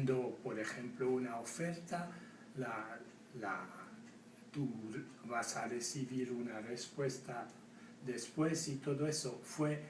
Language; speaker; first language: Spanish; non-native, fluent; French